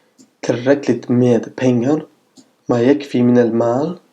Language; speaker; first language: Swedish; non-native, fluent; Arabic